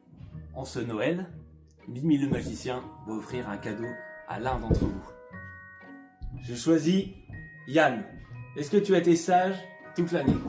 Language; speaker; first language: French; native; French